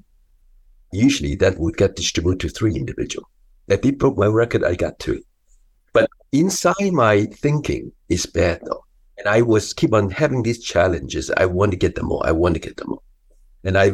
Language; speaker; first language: English; non-native, local second language; Cantonese